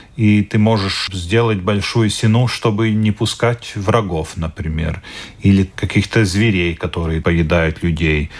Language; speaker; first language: Russian; non-native, local second language; Latvian